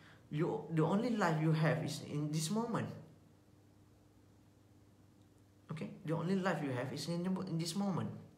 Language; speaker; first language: English; non-native, local second language; Malay